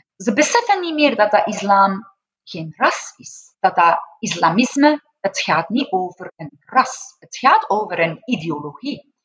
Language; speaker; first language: Dutch; non-native, fluent; Persian